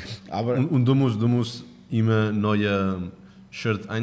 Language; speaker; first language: German; non-native, learner; Spanish